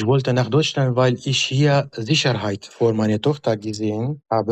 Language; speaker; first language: German; non-native, learner; Kurdish